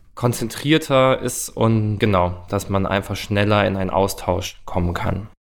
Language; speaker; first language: German; native; German